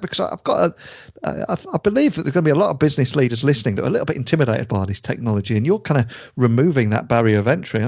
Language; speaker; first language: English; native; English